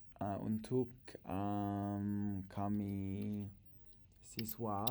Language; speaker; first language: Indonesian; non-native, learner; English